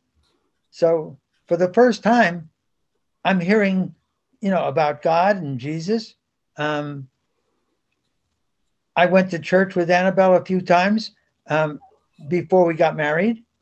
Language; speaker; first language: English; early bilingual, other home language; Spanish